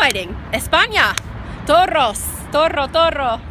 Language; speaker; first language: Spanish; non-native, learner; English